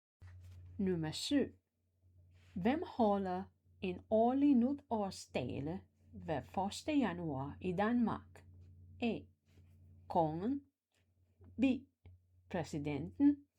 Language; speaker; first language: Danish; non-native, fluent; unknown